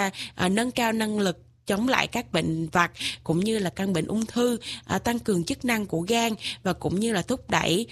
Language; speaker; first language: Vietnamese; native; Vietnamese